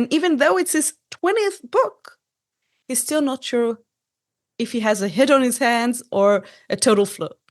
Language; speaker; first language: English; non-native, fluent; Hebrew